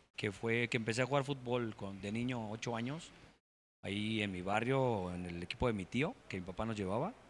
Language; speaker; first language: Spanish; native; Spanish